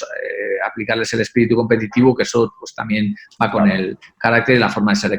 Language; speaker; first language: Spanish; native; Spanish